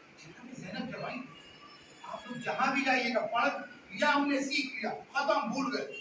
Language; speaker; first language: Urdu; native; Urdu